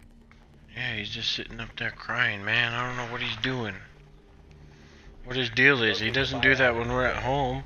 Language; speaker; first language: English; native; English